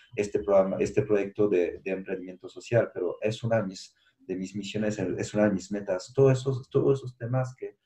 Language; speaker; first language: Spanish; non-native, fluent; French